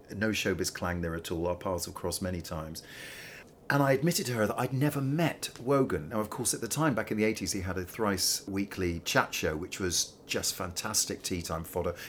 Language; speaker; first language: English; native; English